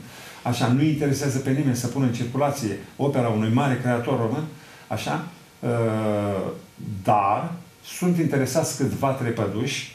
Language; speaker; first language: Romanian; native; Romanian